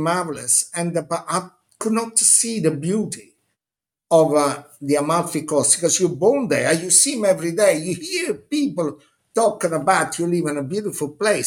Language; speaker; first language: English; non-native, fluent; Italian